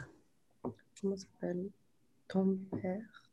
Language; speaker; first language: French; non-native, learner; English